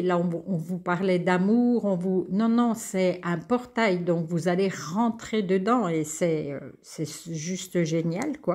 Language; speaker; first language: French; native; French